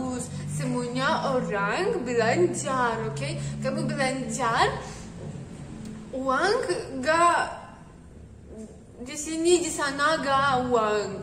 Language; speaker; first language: Indonesian; non-native, learner; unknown